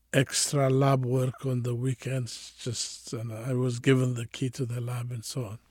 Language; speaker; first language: English; non-native, fluent; Tigrinya